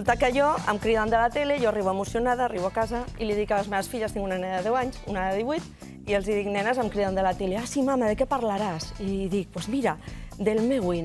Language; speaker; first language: Catalan; native; Catalan